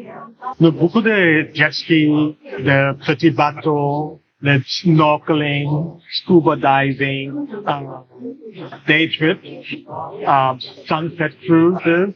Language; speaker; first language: French; non-native, learner; English